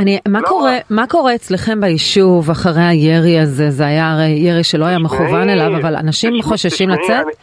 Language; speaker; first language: Hebrew; native; Hebrew